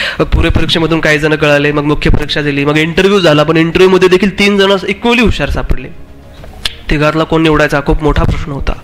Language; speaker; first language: Marathi; non-native, local second language; Urdu